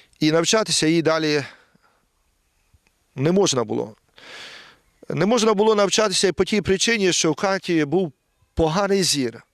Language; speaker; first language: Ukrainian; native; Ukrainian